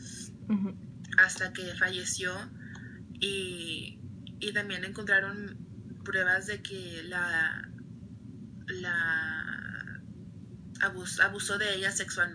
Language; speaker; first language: Spanish; early bilingual, other home language; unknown